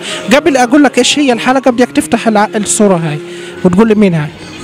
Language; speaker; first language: Arabic; native; Arabic